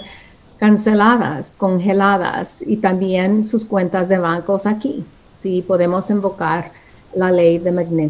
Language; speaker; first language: Spanish; early bilingual, other home language; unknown